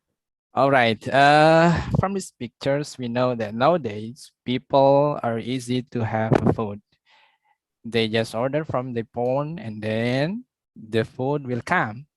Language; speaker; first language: English; non-native, learner; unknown